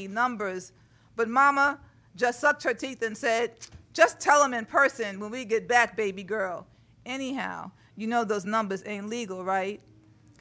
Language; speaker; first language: English; native; English